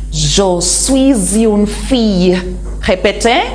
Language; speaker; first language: French; non-native, fluent; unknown